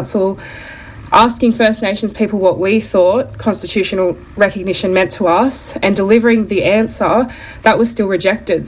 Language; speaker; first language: English; native; English